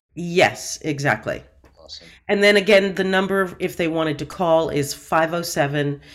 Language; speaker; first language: English; native; English